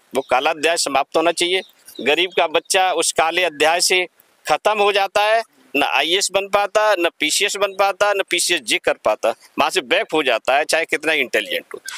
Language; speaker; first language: Hindi; native; Hindi